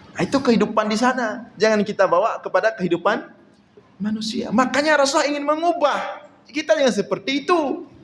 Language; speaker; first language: Malay; non-native, local second language; Achinese